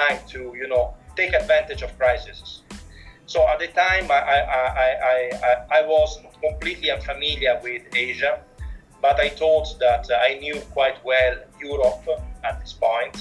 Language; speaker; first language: English; non-native, fluent; Italian